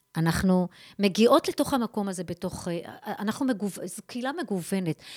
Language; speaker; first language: Hebrew; native; Hebrew